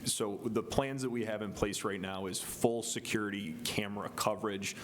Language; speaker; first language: English; native; English